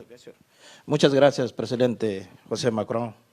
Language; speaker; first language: Spanish; non-native, learner; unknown